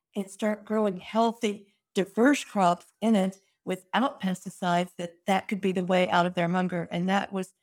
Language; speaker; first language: English; native; English